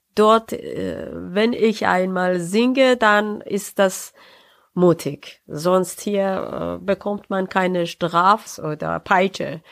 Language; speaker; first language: German; non-native, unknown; Persian